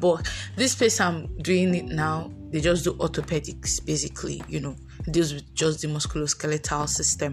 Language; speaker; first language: English; non-native, local second language; Yoruba